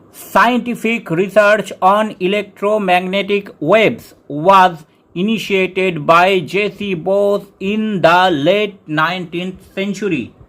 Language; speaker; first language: English; non-native, local second language; Bangla